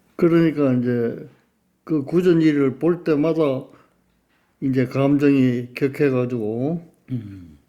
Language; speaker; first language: Korean; native; Korean